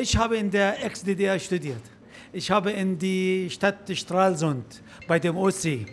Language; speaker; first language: German; non-native, fluent; Arabic